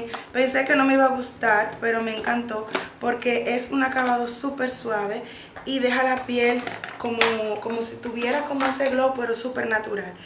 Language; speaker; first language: Spanish; native; Spanish